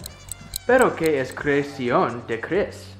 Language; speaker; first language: Spanish; non-native, learner; English